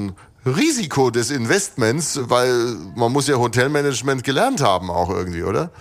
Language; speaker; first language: German; native; German